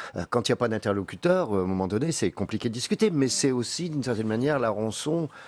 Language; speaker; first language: French; native; French